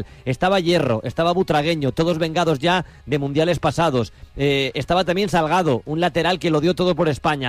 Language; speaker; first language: Spanish; native; Spanish